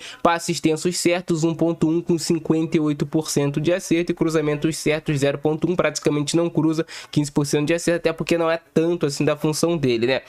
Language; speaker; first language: Portuguese; native; Portuguese